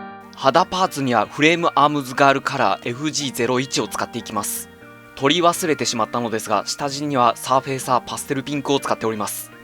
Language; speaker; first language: Japanese; native; Japanese